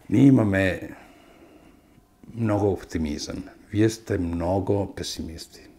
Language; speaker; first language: Bulgarian; non-native, fluent; Italian